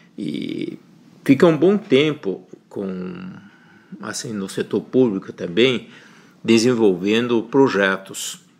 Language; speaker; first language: Portuguese; early bilingual, other home language; Chinese